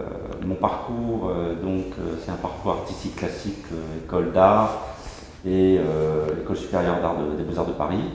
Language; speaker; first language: French; native; French